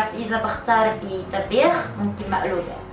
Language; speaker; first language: Arabic; non-native, learner; Korean